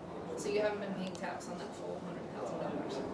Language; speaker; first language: English; native; English